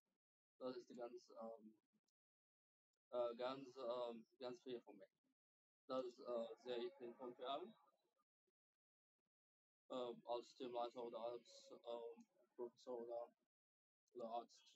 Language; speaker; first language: German; non-native, learner; Arabic